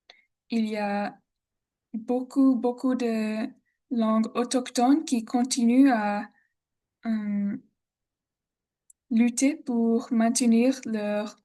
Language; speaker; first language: French; non-native, learner; English